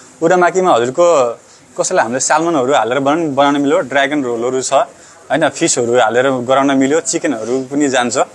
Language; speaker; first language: Nepali; native; Nepali